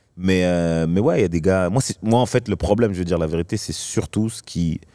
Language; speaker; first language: French; native; French